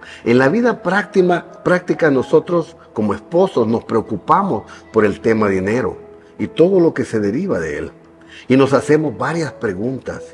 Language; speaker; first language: Spanish; native; Spanish